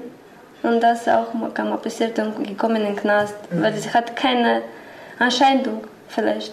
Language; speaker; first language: German; non-native, learner; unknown